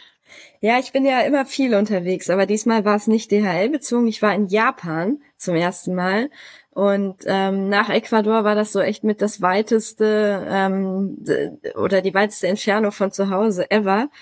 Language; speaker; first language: German; native; German